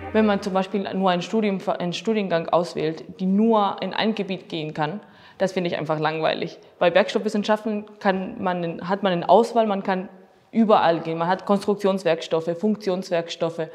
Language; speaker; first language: German; non-native, fluent; Spanish